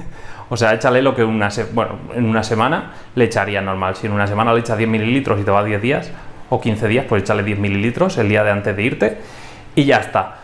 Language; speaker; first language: Spanish; native; Spanish